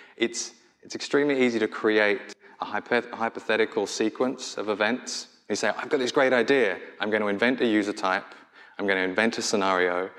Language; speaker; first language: English; native; English